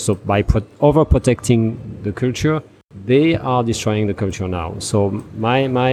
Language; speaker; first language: English; non-native, fluent; French